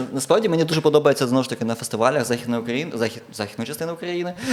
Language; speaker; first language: Ukrainian; native; Ukrainian